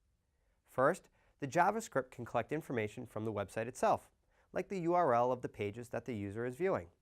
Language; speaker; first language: English; native; English